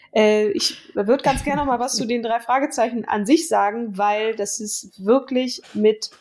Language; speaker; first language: German; native; German